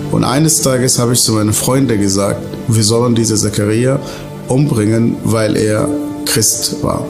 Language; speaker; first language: German; non-native, fluent; Arabic